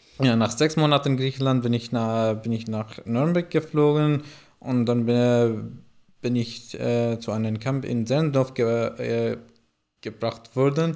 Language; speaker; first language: German; non-native, fluent; Arabic